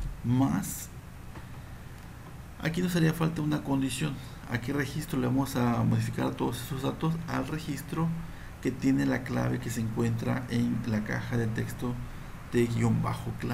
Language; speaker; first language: Spanish; native; Spanish